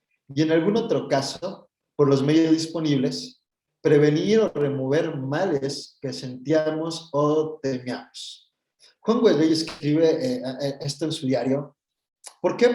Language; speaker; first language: Spanish; native; Spanish